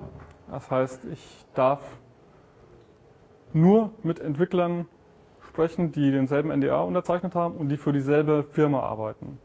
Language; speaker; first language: German; native; German